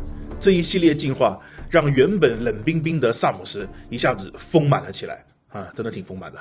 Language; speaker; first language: Chinese; native; Chinese